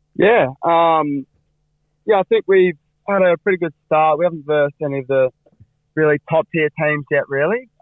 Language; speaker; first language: English; native; English